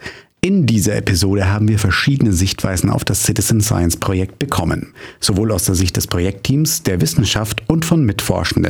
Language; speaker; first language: German; native; German